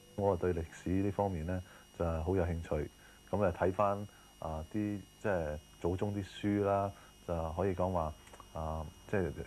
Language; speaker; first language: Cantonese; early bilingual, heritage; Cantonese